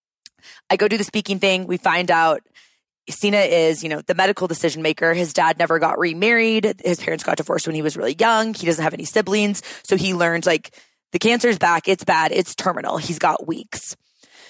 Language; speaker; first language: English; native; English